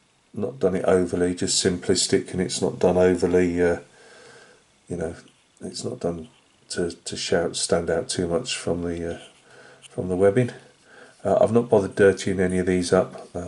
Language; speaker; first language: English; native; English